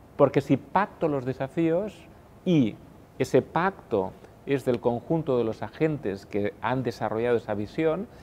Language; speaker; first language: Spanish; non-native, local second language; Catalan